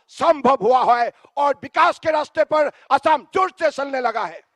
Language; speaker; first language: Hindi; non-native, local second language; Assamese